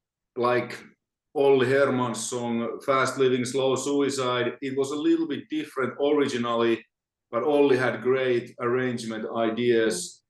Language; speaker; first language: English; non-native, fluent; Finnish